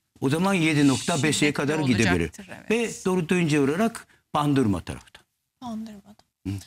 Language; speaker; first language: Turkish; non-native, learner; Japanese